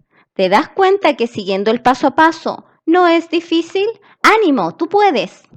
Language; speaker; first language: Spanish; native; Spanish